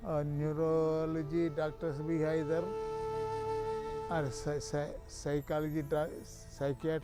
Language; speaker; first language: Hindi; non-native, local second language; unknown